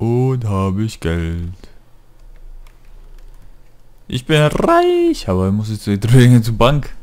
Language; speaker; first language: German; non-native, fluent; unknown